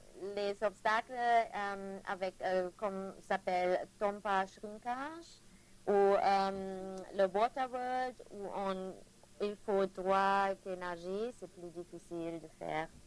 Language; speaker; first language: French; non-native, learner; German